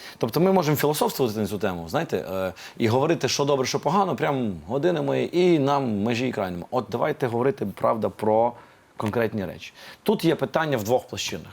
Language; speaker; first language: Ukrainian; native; Ukrainian